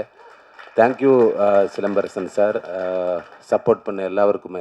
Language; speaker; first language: Tamil; non-native, learner; Malayalam